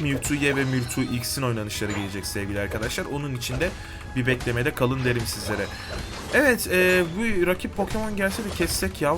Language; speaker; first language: Turkish; native; Turkish